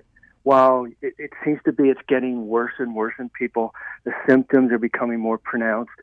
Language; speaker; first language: English; native; English